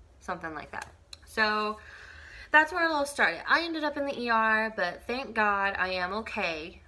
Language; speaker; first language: English; native; English